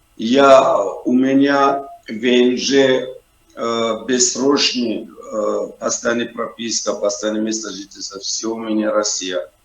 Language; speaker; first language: Russian; non-native, local second language; Tajik